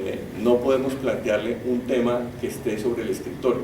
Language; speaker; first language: Spanish; native; Spanish